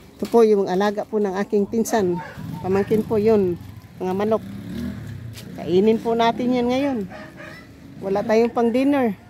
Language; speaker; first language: Filipino; non-native, local second language; Cebuano